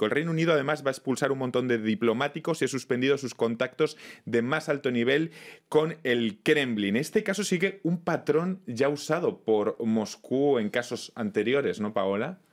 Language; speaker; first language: Spanish; native; Spanish